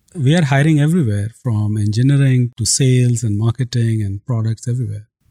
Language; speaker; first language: English; non-native, local second language; Hindi